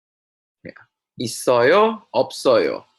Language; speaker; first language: Korean; non-native, fluent; Indonesian